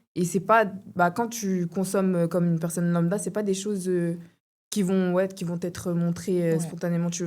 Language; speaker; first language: French; early bilingual, other home language; Bambara